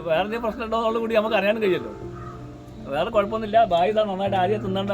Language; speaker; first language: Malayalam; native; Malayalam